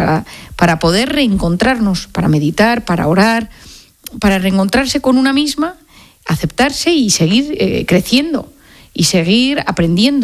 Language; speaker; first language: Spanish; native; Spanish